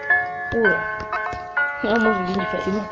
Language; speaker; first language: French; native; French